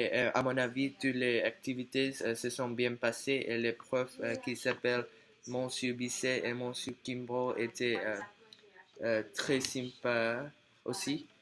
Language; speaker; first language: French; non-native, learner; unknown